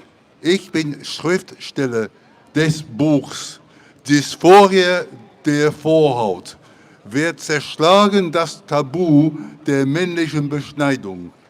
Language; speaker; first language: German; non-native, fluent; English